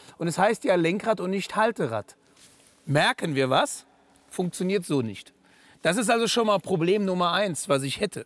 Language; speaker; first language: German; native; German